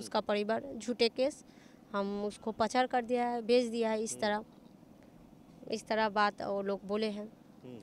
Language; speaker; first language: Hindi; non-native, local second language; Bangla